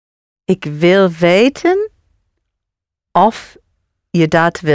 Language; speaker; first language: Dutch; non-native, learner; English